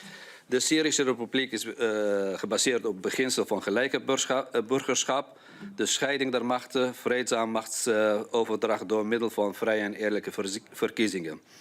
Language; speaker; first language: Dutch; non-native, fluent; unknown